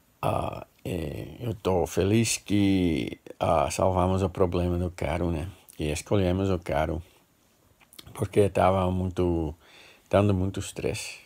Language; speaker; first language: Portuguese; non-native, learner; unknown